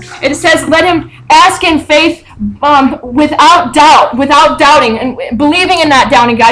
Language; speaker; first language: English; native; English